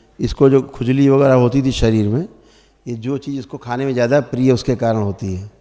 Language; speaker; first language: Hindi; native; Hindi